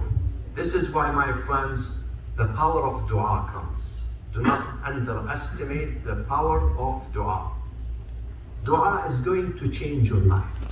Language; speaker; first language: English; non-native, fluent; Arabic